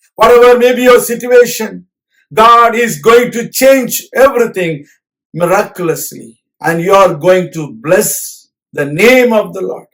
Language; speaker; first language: English; non-native, local second language; Tamil